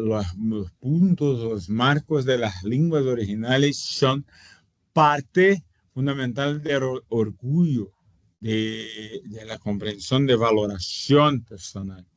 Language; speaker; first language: Spanish; non-native, fluent; Portuguese